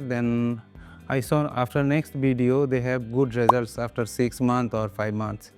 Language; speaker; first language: English; non-native, local second language; Bangla